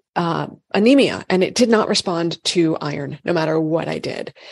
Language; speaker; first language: English; native; English